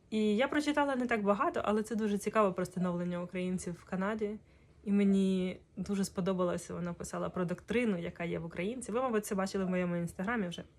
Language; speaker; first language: Ukrainian; non-native, local second language; Russian